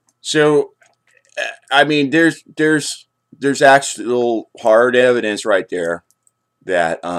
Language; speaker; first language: English; native; English